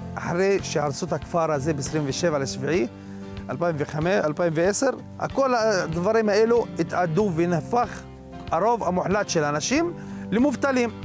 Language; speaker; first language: Hebrew; non-native, local second language; Arabic